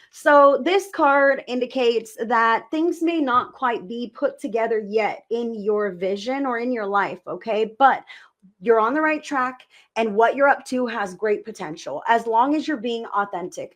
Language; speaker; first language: English; native; English